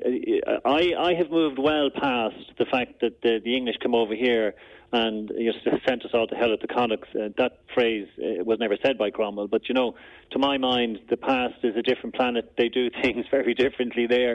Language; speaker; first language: English; native; English